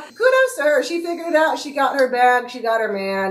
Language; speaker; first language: English; native; English